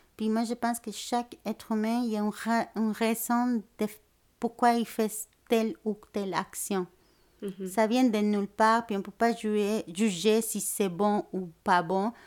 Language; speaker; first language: French; non-native, fluent; Spanish